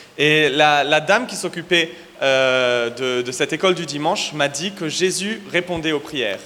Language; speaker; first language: French; native; French